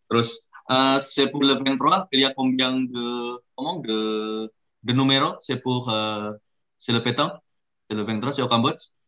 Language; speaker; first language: French; non-native, learner; Indonesian